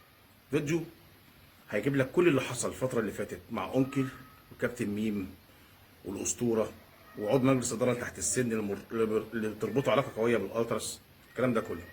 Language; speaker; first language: Arabic; native; Arabic